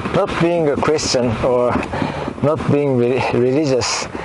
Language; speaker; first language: English; non-native, fluent; Japanese